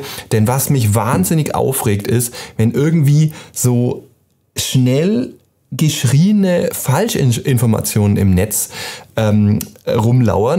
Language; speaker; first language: German; native; German